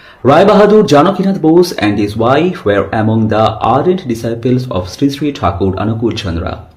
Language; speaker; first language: English; non-native, local second language; Bangla